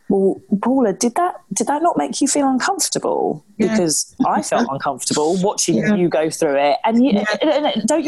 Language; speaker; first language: English; native; English